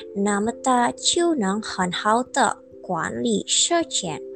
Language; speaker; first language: Chinese; non-native, learner; Indonesian